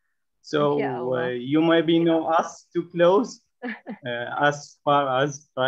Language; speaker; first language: English; non-native, fluent; Arabic